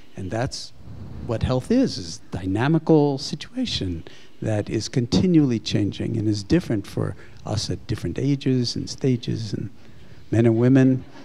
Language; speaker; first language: English; native; English